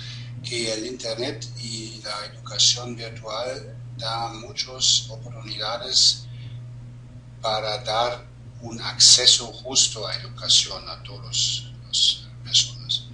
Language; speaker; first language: Spanish; non-native, fluent; German